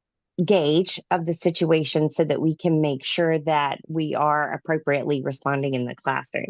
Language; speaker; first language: English; native; English